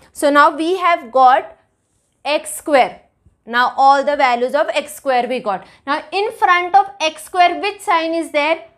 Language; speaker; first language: English; non-native, local second language; Marathi